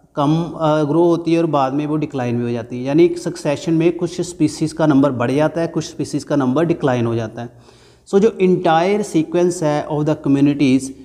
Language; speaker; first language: Hindi; non-native, local second language; Punjabi